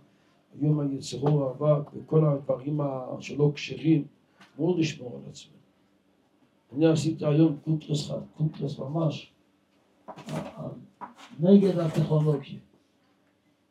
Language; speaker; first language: Hebrew; non-native, local second language; Yiddish